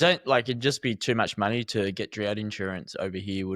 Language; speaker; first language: English; native; English